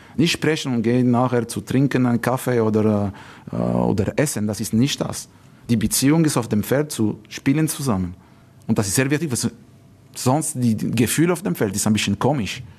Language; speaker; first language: German; non-native, learner; French